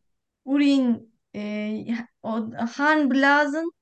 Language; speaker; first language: German; non-native, learner; Turkish